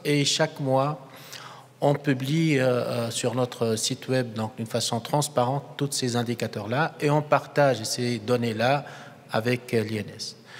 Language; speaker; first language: French; non-native, local second language; Arabic